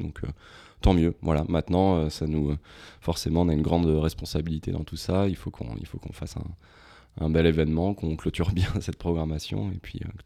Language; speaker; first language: French; native; French